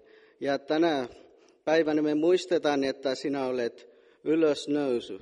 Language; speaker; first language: Finnish; non-native, fluent; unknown